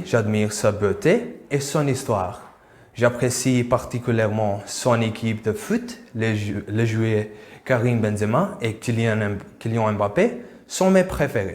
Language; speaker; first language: French; non-native, fluent; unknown